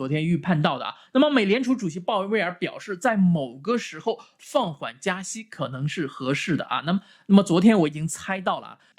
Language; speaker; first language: Chinese; native; Chinese